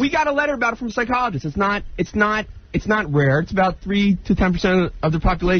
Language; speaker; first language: English; native; English